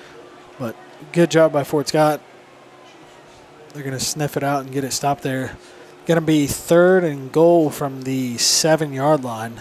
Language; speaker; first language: English; native; English